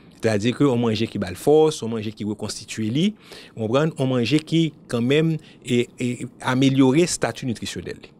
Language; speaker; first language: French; non-native, local second language; Haitian Creole